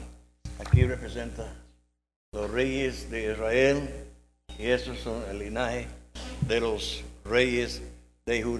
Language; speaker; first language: Spanish; non-native, learner; English